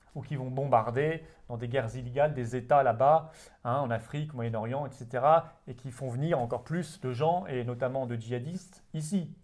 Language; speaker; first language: French; native; French